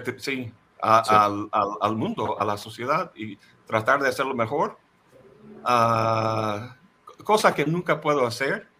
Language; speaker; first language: Spanish; non-native, fluent; English